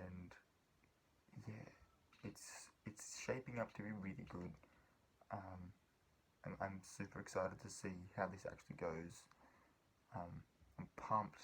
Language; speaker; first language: English; native; English